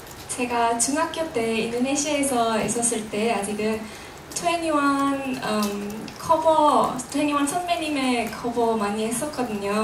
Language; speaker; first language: Korean; non-native, fluent; Indonesian